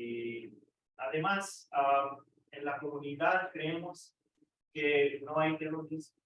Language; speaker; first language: Spanish; non-native, fluent; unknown